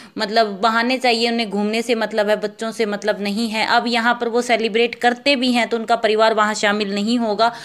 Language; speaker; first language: Hindi; native; Hindi